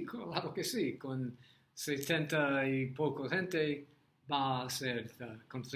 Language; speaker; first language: Spanish; non-native, learner; English